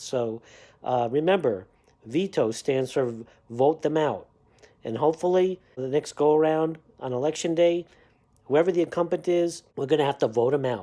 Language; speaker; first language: English; native; English